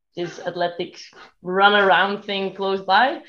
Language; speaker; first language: English; non-native, fluent; Dutch